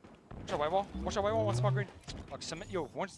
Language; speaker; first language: English; native; English